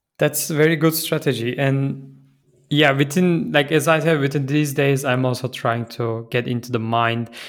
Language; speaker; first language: English; non-native, fluent; Turkish